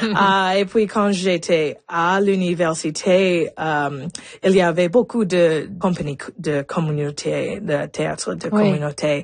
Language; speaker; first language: French; non-native, local second language; English